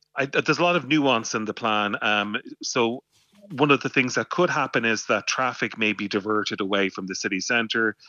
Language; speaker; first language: English; native; English